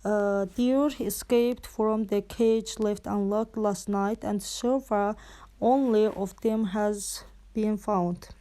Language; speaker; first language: English; non-native, fluent; Azerbaijani